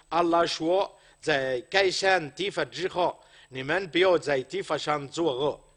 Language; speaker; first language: Chinese; non-native, fluent; Arabic